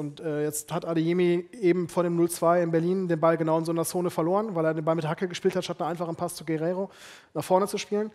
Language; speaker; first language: German; native; German